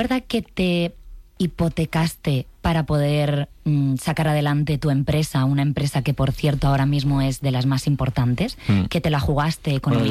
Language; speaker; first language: Spanish; native; Spanish